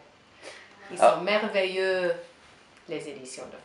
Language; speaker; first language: French; non-native, learner; English